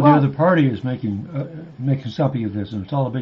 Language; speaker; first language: English; native; English